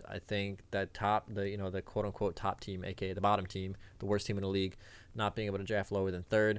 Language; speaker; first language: English; native; English